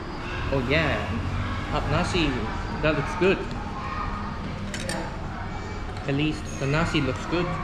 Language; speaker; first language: English; non-native, fluent; Korean